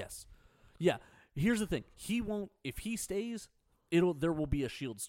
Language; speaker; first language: English; native; English